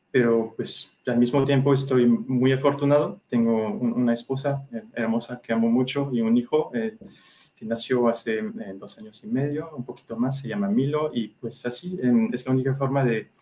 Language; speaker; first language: Spanish; non-native, fluent; French